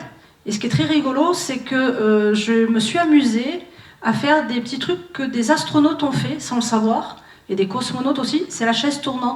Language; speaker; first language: French; native; French